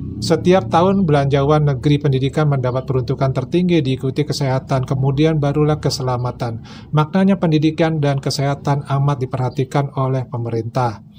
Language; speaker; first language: Indonesian; native; Indonesian